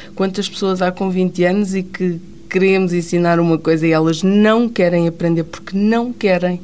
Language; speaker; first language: Portuguese; native; Portuguese